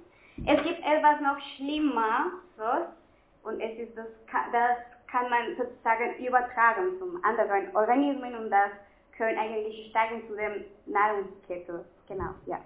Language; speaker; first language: German; non-native, fluent; Spanish